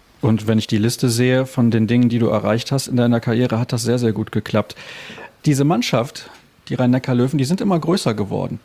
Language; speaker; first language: German; native; German